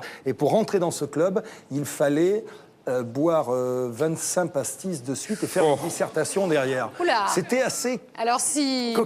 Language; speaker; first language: French; native; French